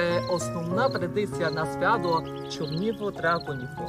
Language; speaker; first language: Ukrainian; non-native, fluent; Chinese